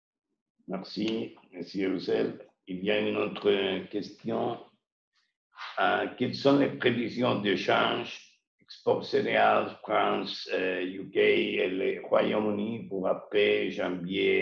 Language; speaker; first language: French; non-native, learner; Spanish